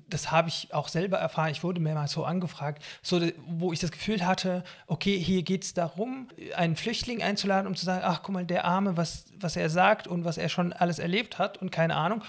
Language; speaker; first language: German; non-native, fluent; Arabic